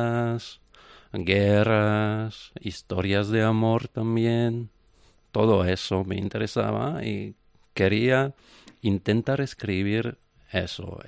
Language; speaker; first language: Spanish; non-native, fluent; French